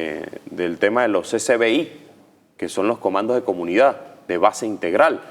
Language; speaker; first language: Spanish; native; Spanish